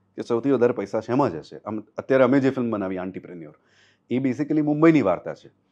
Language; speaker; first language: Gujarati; non-native, local second language; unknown